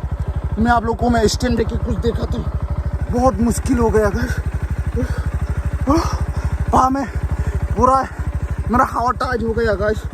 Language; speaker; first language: Hindi; non-native, local second language; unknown